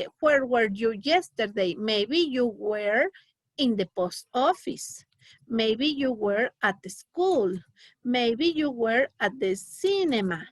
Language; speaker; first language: English; non-native, learner; Spanish